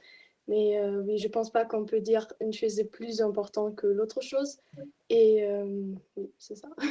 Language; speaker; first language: French; non-native, fluent; German